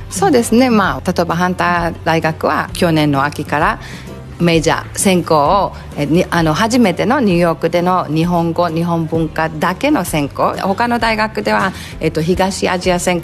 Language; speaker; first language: Japanese; non-native, fluent; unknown